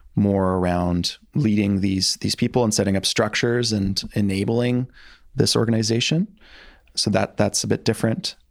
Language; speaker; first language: English; native; English